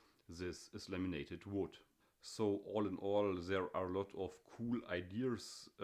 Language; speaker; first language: English; non-native, fluent; German